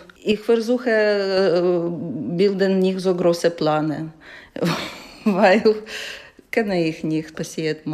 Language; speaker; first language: German; non-native, learner; Ukrainian